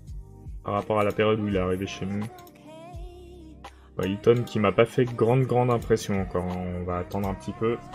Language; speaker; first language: French; native; French